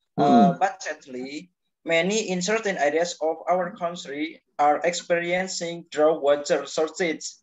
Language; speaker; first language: English; non-native, learner; Indonesian